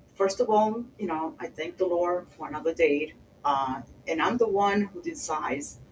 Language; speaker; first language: English; early bilingual, other home language; Spanish